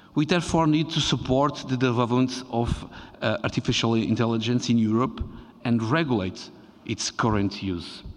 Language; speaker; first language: English; non-native, fluent; Portuguese